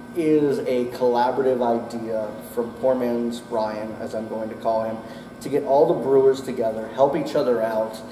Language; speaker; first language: English; native; English